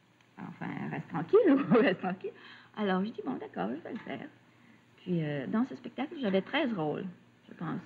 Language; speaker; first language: French; early bilingual, other home language; Russian